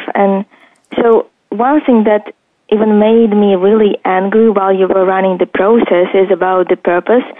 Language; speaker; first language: English; non-native, fluent; Ukrainian